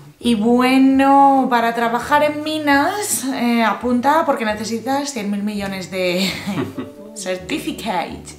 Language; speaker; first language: Spanish; native; Spanish